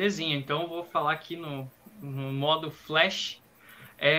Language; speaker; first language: Portuguese; native; Portuguese